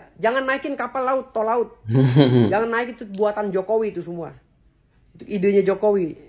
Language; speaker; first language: Indonesian; native; Indonesian